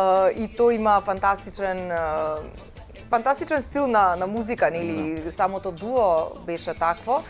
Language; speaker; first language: Macedonian; native; Macedonian